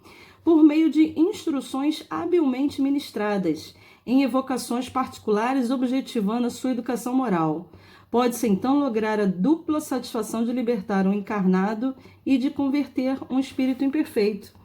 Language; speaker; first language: Portuguese; native; Portuguese